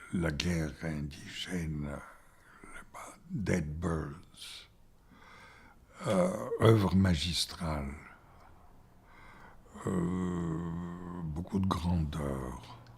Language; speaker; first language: French; non-native, fluent; Bulgarian